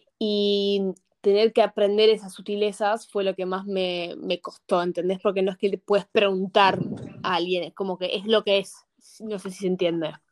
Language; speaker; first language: Spanish; early bilingual, heritage; Spanish